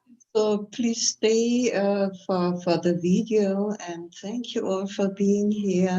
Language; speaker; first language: English; non-native, fluent; German